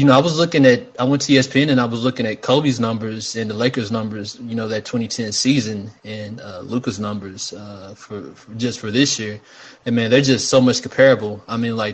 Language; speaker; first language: English; native; English